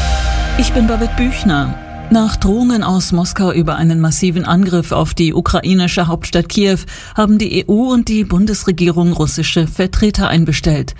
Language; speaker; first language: German; native; German